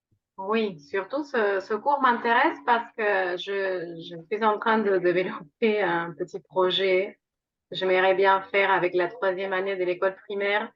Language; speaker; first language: French; non-native, fluent; Spanish